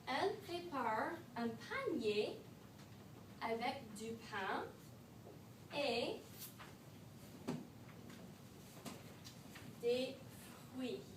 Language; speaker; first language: French; non-native, fluent; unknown